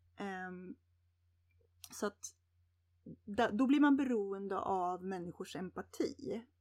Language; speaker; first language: Swedish; native; Swedish